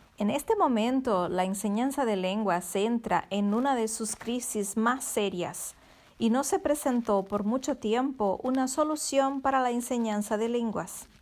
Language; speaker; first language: Spanish; non-native, fluent; Portuguese